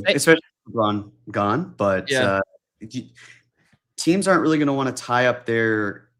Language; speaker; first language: English; native; English